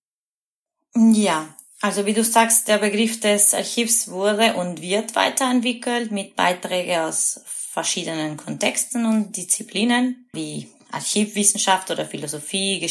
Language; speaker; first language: German; non-native, fluent; Spanish